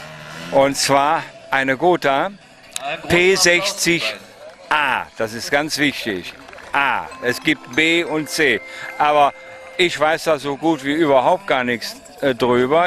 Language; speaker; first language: German; native; German